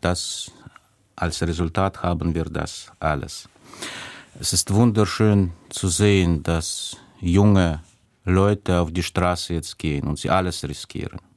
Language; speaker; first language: German; non-native, fluent; Russian